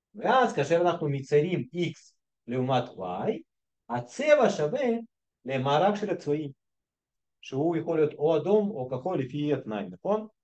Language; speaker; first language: Hebrew; non-native, fluent; Russian